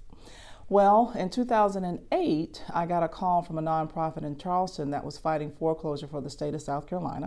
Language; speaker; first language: English; native; English